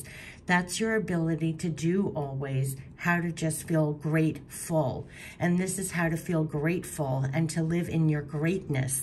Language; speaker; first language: English; native; English